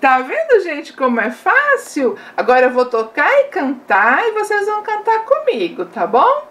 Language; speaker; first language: Portuguese; native; Portuguese